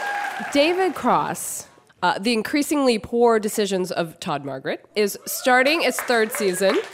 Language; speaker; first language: English; native; English